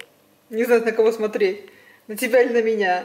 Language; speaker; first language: Russian; native; Russian